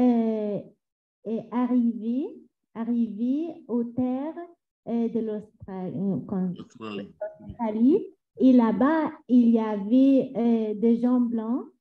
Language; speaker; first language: French; non-native, learner; Arabic